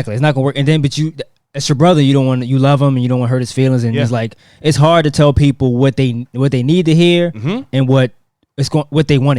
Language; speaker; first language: English; native; English